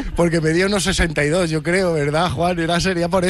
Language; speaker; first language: Spanish; native; Spanish